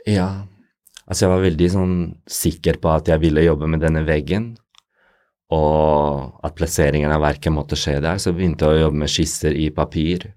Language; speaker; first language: Norwegian; early bilingual, other home language; Bosnian